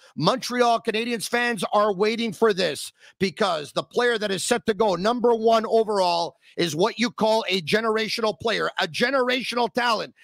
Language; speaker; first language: English; native; English